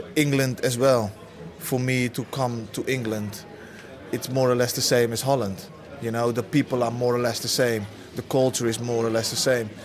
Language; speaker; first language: English; early bilingual, other home language; Dutch